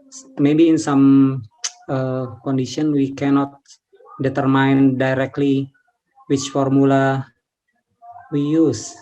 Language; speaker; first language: English; non-native, learner; Indonesian